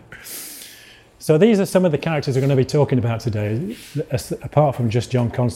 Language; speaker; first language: English; native; English